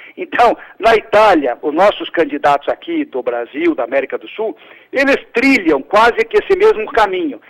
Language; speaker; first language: Portuguese; early bilingual, other home language; Italian